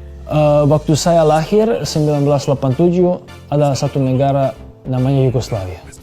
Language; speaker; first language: Indonesian; non-native, fluent; Serbian